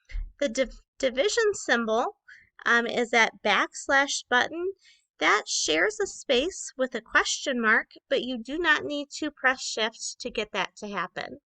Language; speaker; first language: English; native; English